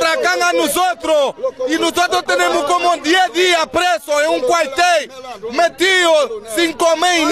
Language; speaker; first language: Spanish; non-native, learner; Haitian Creole